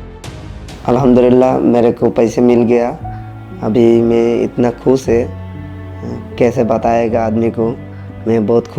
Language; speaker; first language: Hindi; non-native, learner; Bangla